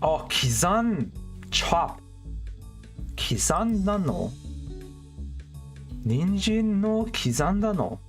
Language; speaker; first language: Japanese; non-native, learner; English